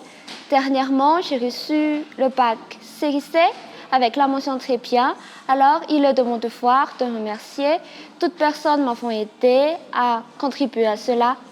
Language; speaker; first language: French; non-native, local second language; Malagasy